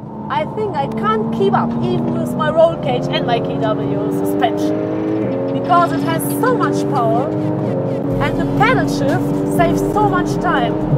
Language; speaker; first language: English; non-native, fluent; German